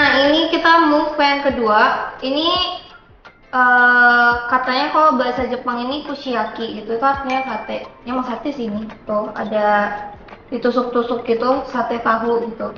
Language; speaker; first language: Indonesian; early bilingual, other home language; Japanese